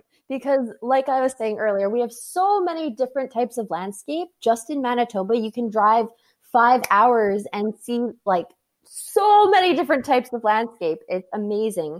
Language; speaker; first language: English; native; English